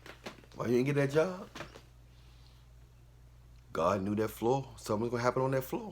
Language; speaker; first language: English; native; English